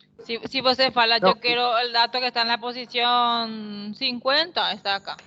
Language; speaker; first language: Portuguese; non-native, fluent; Spanish